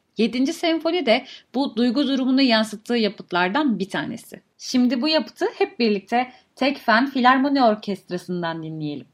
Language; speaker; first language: Turkish; native; Turkish